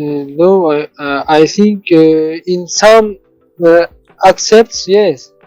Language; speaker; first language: English; non-native, learner; Tajik